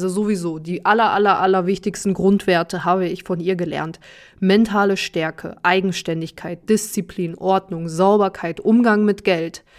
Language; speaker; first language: German; early bilingual, other home language; Russian